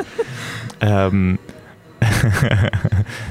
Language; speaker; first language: English; native; English